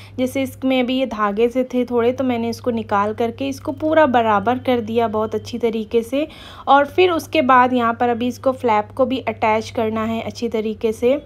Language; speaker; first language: Hindi; native; Hindi